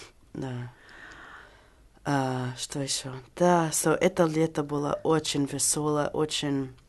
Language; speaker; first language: Russian; non-native, learner; English